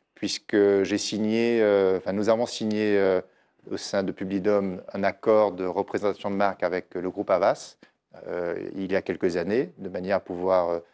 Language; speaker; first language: French; native; French